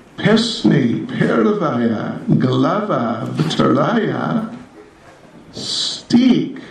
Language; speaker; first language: Russian; non-native, learner; English